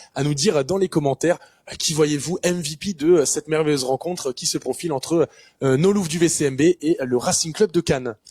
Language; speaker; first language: French; native; French